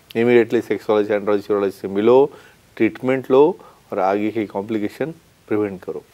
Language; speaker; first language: Hindi; non-native, local second language; Marathi